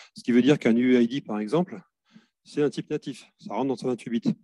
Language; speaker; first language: French; native; French